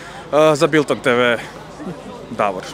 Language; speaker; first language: Croatian; native; Croatian